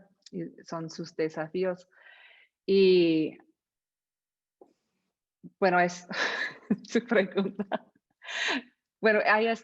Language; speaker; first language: Spanish; non-native, fluent; English